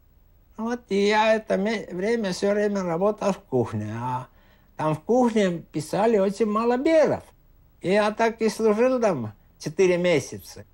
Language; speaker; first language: Russian; native; Russian